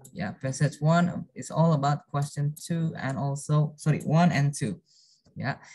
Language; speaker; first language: English; non-native, fluent; Indonesian